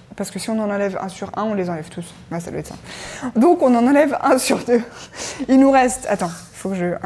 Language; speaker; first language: French; native; French